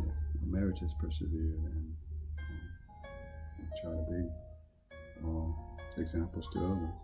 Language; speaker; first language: English; native; English